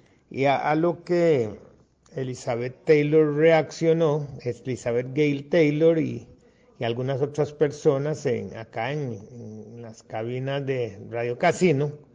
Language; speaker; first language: Spanish; non-native, local second language; English